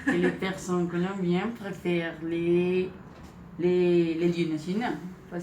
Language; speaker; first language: French; non-native, learner; Spanish